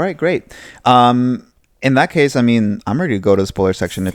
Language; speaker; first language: English; native; English